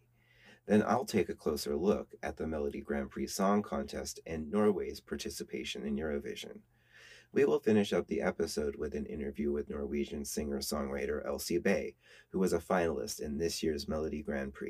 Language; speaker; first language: English; native; English